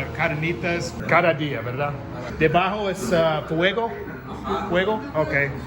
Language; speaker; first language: Spanish; non-native, learner; English